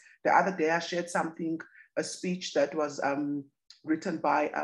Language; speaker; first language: English; non-native, local second language; Xhosa